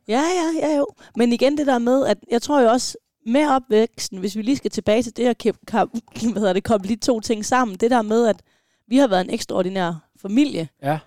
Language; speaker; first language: Danish; native; Danish